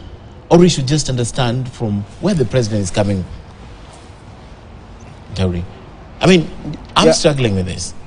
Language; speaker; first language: English; non-native, local second language; Swahili